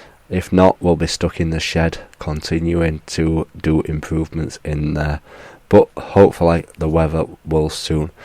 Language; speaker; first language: English; native; English